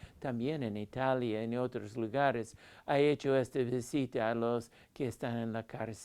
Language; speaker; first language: Spanish; non-native, fluent; English